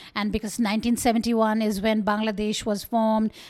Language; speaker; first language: English; non-native, local second language; Bangla